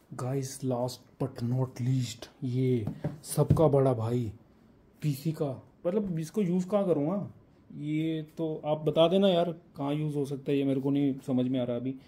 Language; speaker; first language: Hindi; non-native, local second language; Punjabi